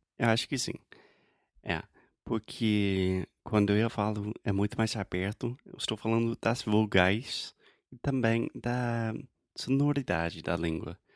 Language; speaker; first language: Portuguese; non-native, fluent; English